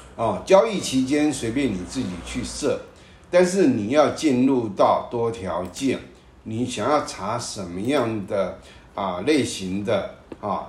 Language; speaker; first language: Chinese; native; Chinese